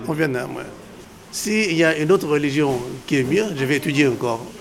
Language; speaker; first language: French; non-native, fluent; Vietnamese